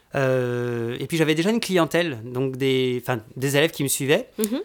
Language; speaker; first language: French; native; French